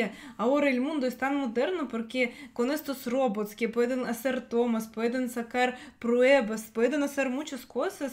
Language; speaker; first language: Spanish; non-native, fluent; Russian